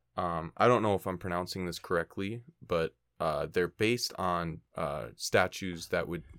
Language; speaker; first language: English; native; English